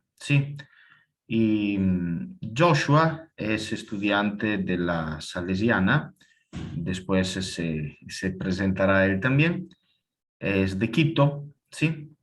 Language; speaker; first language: Spanish; non-native, fluent; Italian